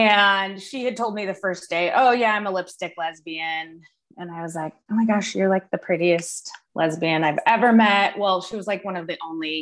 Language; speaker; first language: English; native; English